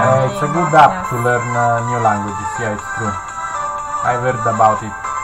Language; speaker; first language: English; non-native, fluent; Italian